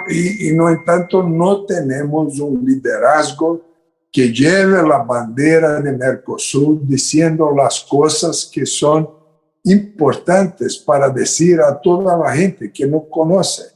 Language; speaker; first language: Spanish; non-native, fluent; Portuguese